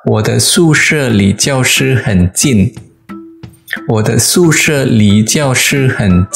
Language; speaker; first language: Chinese; non-native, fluent; Indonesian